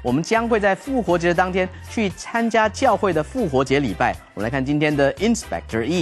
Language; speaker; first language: Chinese; native; Chinese